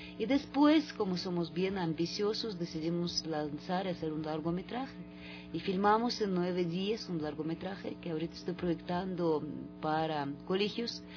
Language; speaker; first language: Spanish; non-native, fluent; Russian